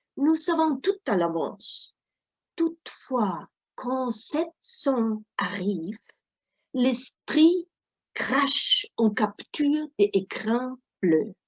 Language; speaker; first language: French; non-native, fluent; German